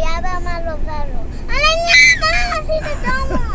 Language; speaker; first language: Polish; early bilingual, heritage; Polish